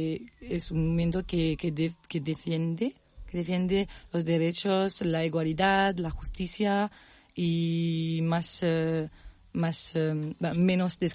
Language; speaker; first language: Spanish; non-native, learner; French